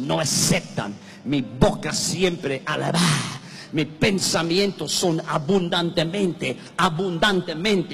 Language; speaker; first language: Spanish; non-native, learner; English